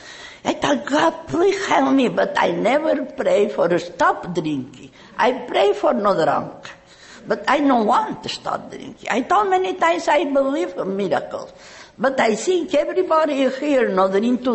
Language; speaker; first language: English; non-native, learner; Catalan